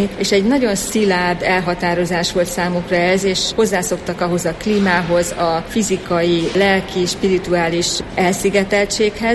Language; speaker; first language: Hungarian; native; Hungarian